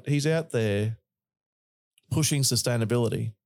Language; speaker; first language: English; native; English